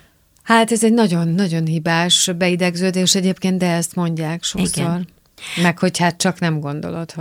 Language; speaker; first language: Hungarian; native; Hungarian